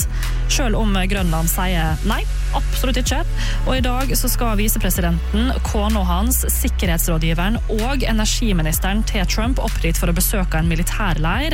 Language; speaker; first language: Norwegian; native; Norwegian